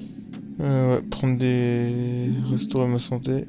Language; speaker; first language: French; native; French